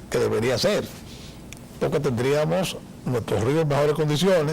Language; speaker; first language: Spanish; native; Spanish